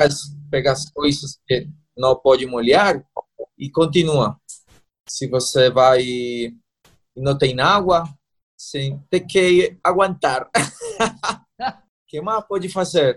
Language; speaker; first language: Portuguese; non-native, learner; Spanish